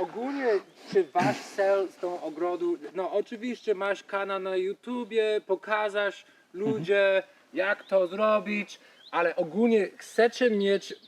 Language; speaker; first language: Polish; non-native, learner; English